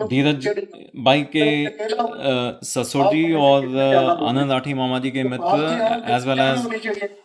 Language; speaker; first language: Hindi; native; Hindi